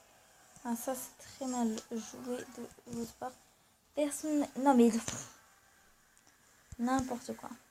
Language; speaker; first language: French; native; French